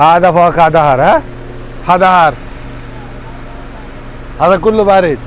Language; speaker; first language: Arabic; non-native, learner; Bangla